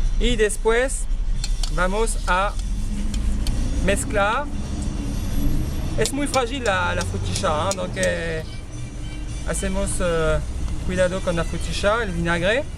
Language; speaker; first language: Spanish; non-native, learner; French